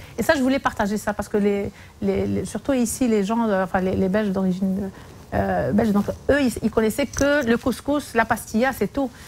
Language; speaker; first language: French; non-native, local second language; Arabic